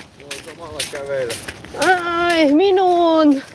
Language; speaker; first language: Finnish; non-native, learner; Thai